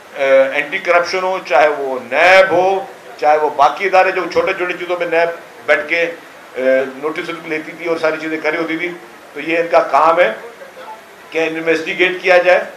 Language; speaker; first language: Urdu; non-native, local second language; Sindhi